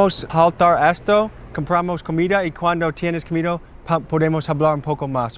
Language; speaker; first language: Spanish; non-native, learner; English